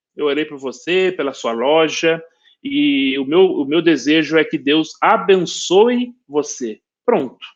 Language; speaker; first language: Portuguese; native; Portuguese